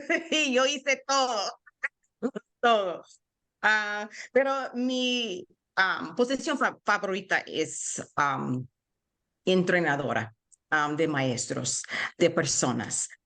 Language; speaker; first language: Spanish; non-native, learner; English